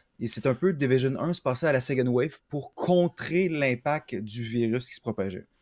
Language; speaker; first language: French; native; French